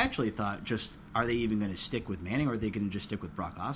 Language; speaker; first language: English; native; English